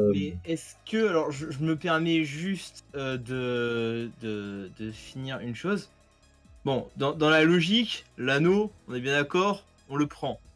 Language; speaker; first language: French; native; French